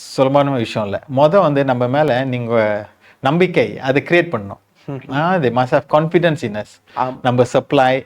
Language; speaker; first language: Tamil; early bilingual, heritage; Tamil